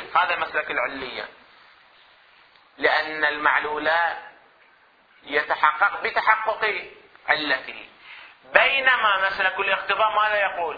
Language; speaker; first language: Arabic; native; Arabic